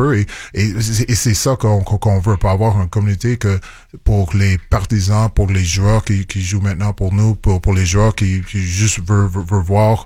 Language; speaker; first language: French; non-native, local second language; English